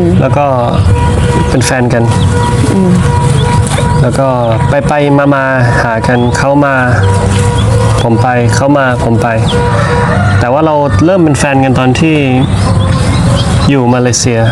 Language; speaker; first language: Thai; native; Thai